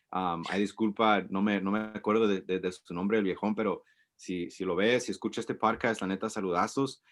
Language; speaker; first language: Spanish; early bilingual, other home language; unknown